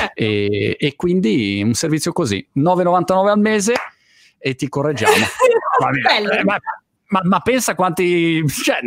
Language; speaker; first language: Italian; native; Italian